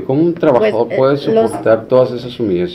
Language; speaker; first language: Spanish; native; Spanish